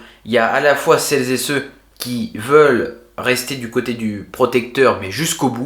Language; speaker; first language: French; native; French